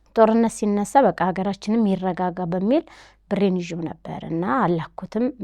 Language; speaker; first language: Amharic; native; Amharic